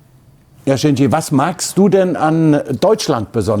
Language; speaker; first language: German; native; German